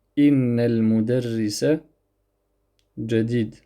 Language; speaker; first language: Arabic; non-native, fluent; French